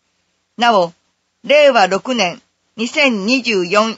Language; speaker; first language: Japanese; native; Japanese